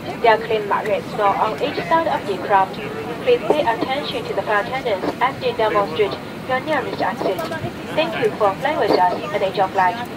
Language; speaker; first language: English; non-native, fluent; Chinese